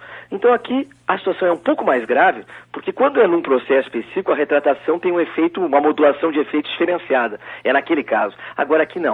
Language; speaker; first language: Portuguese; native; Portuguese